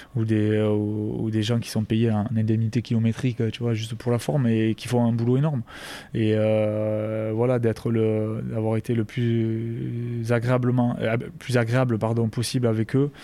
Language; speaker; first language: French; native; French